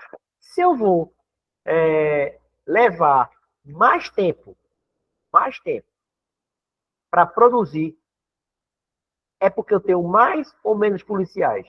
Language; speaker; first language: Portuguese; native; Portuguese